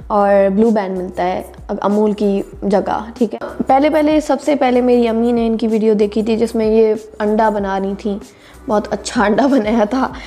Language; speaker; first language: Urdu; native; Urdu